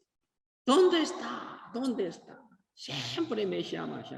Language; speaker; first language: Spanish; non-native, learner; Korean